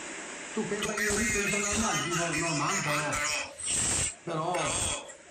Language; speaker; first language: Italian; non-native, learner; Albanian